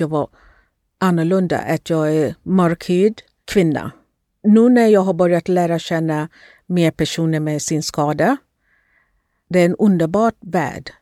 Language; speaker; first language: Swedish; non-native, fluent; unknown